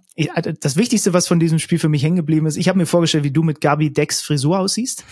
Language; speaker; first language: German; native; German